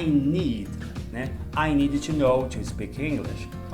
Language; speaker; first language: English; non-native, learner; Portuguese